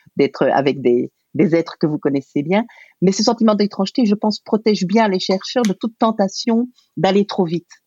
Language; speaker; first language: French; native; French